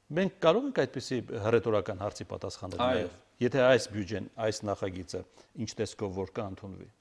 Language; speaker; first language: Armenian; native; Armenian